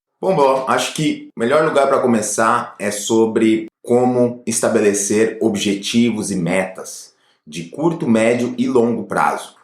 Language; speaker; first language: Portuguese; native; Portuguese